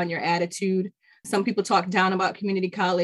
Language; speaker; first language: English; native; English